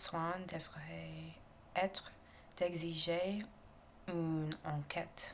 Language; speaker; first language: French; non-native, learner; English